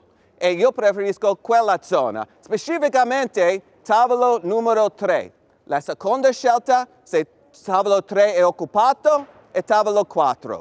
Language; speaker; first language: Italian; non-native, learner; English